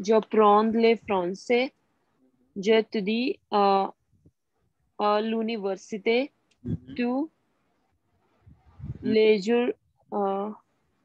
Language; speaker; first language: French; non-native, learner; Hindi